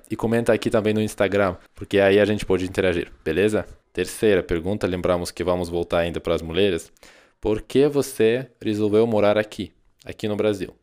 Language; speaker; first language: Portuguese; non-native, fluent; Russian